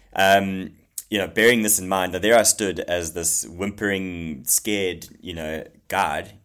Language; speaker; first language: English; native; English